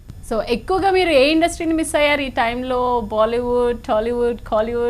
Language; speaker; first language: Telugu; native; Telugu